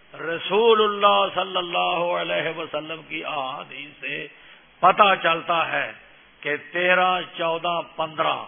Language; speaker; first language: Urdu; non-native, local second language; Punjabi